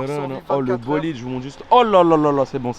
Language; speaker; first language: French; native; French